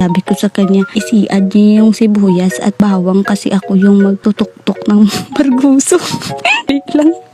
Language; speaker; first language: Filipino; non-native, local second language; Hiligaynon